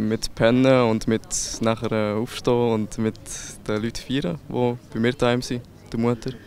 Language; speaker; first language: German; native; German